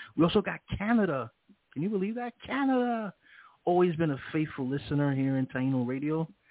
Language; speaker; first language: English; early bilingual, other home language; Spanish